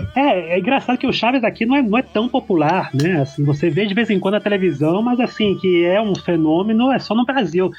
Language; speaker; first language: Portuguese; early bilingual, heritage; Portuguese